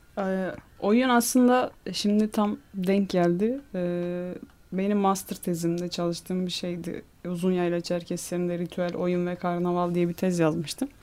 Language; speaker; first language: Turkish; non-native, local second language; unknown